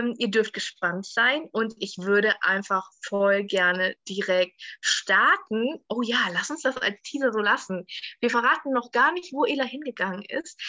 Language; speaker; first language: German; native; German